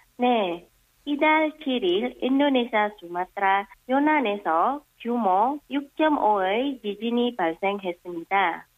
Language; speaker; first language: Korean; non-native, fluent; Indonesian